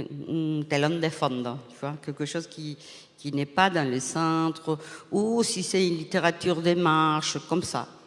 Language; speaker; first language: French; non-native, fluent; Spanish